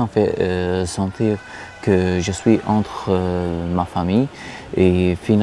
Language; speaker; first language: French; non-native, learner; Arabic